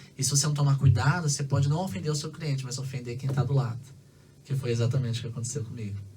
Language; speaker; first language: Portuguese; native; Portuguese